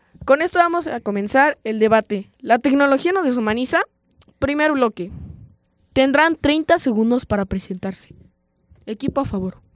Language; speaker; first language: Spanish; native; Spanish